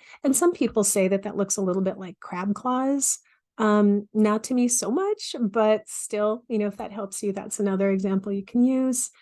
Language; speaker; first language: English; native; English